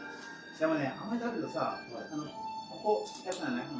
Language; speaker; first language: Japanese; non-native, fluent; English